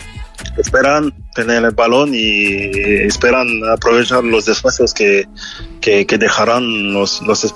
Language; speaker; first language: Spanish; non-native, fluent; French